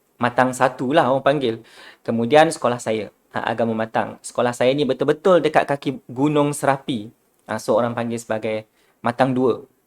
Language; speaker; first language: Malay; native; Malay